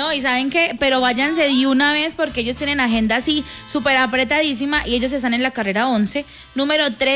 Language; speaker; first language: Spanish; native; Spanish